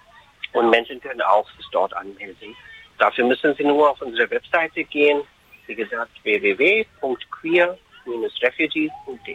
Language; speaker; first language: German; non-native, fluent; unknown